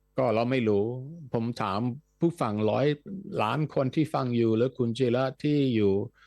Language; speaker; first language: Thai; non-native, fluent; Dutch